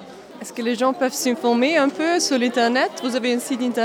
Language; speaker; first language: French; non-native, fluent; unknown